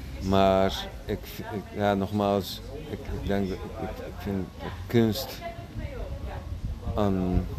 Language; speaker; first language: Dutch; non-native, fluent; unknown